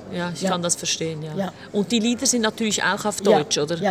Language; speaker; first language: German; native; German